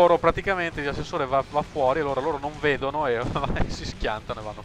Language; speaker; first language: Italian; native; Italian